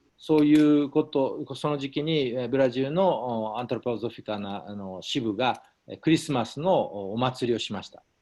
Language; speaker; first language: Japanese; native; Japanese